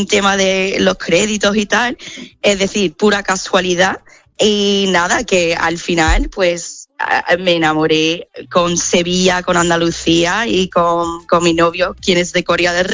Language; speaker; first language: Spanish; non-native, fluent; English